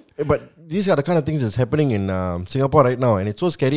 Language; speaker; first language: English; non-native, local second language; Tamil